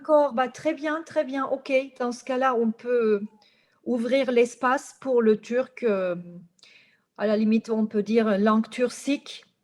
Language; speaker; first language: French; non-native, fluent; Turkish